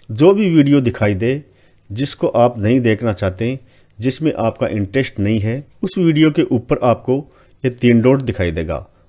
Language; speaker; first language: Hindi; native; Hindi